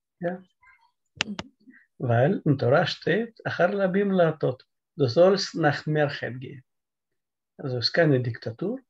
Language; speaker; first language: German; non-native, learner; Russian